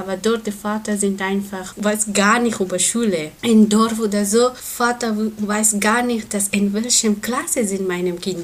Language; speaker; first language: German; non-native, learner; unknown